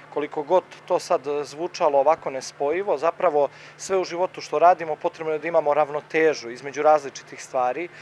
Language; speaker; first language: Serbian; native; Serbian